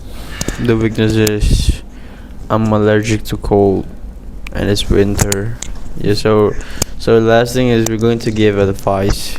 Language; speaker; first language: English; non-native, fluent; Indonesian